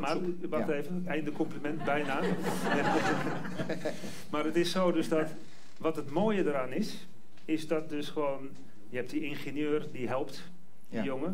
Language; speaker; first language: Dutch; native; Dutch